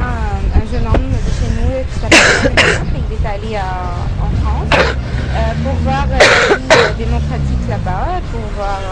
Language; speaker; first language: French; non-native, fluent; Arabic